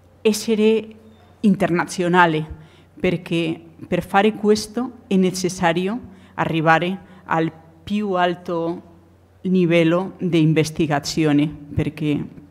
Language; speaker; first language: Italian; non-native, learner; Spanish